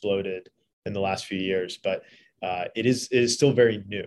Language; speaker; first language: English; native; English